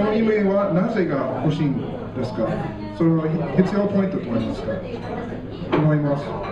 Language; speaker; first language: Japanese; non-native, learner; English